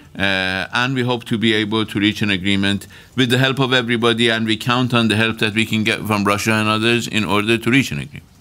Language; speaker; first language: English; non-native, fluent; Persian